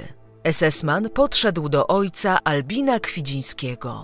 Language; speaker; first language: Polish; native; Polish